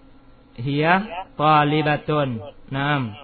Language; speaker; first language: Arabic; non-native, fluent; Indonesian